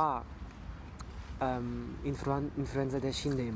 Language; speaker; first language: Japanese; non-native, learner; German